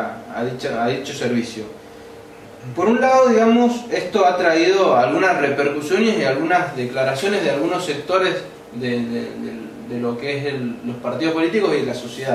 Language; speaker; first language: Spanish; native; Spanish